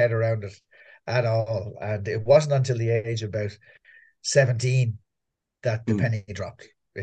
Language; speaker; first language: English; native; English